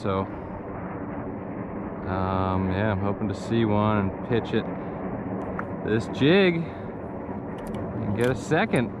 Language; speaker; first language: English; native; English